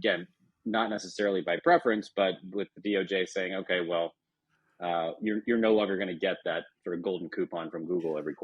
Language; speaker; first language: English; native; English